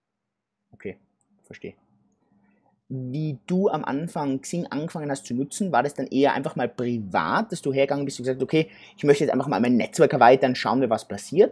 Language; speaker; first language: German; native; German